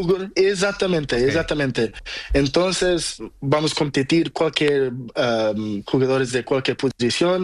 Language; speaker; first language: Spanish; non-native, learner; Portuguese